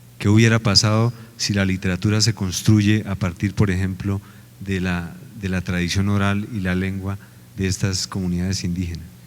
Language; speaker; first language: Spanish; native; Spanish